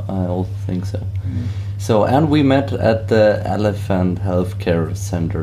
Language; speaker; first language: English; non-native, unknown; German